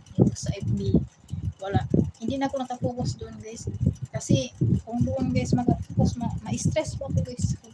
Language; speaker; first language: Filipino; non-native, local second language; Cebuano